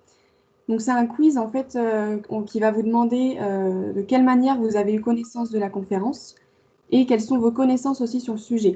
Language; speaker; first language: French; native; French